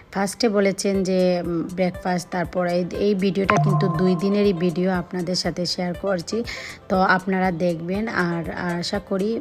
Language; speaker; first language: Bangla; non-native, local second language; Sylheti